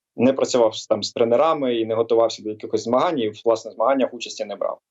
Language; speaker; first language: Ukrainian; native; Ukrainian